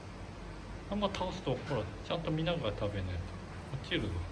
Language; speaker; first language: Japanese; native; Japanese